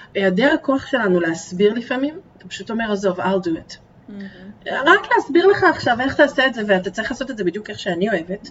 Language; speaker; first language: Hebrew; early bilingual, other home language; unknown